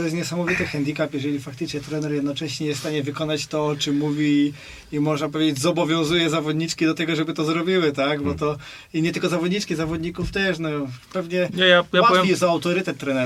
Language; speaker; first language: Polish; native; Polish